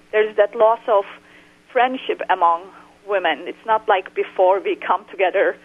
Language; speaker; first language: English; non-native, fluent; Turkish